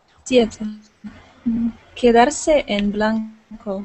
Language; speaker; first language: Spanish; non-native, learner; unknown